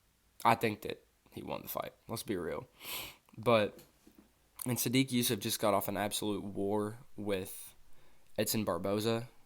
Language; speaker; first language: English; native; English